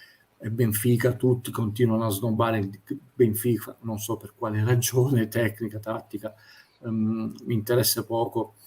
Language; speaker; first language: Italian; native; Italian